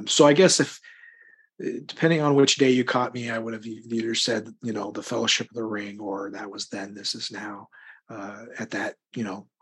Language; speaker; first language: English; native; English